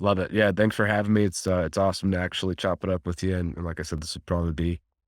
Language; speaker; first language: English; native; English